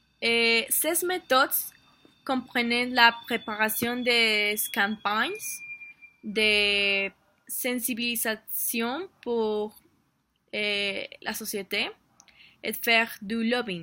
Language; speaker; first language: French; non-native, learner; Spanish